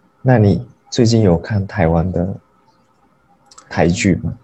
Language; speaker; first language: Chinese; non-native, learner; Japanese